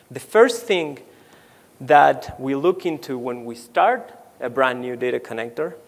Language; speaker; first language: English; non-native, fluent; Spanish